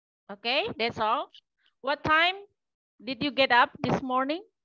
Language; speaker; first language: English; non-native, fluent; Indonesian